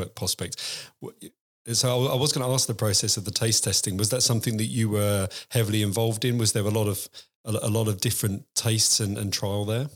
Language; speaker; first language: English; native; English